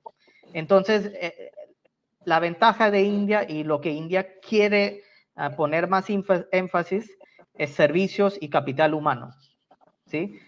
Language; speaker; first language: Spanish; non-native, fluent; Tamil